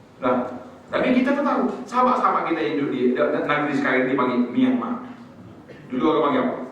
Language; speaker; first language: Malay; native; Malay